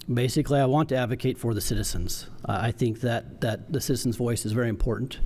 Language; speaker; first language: English; native; English